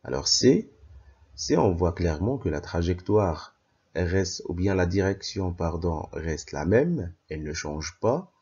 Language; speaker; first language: French; non-native, local second language; Arabic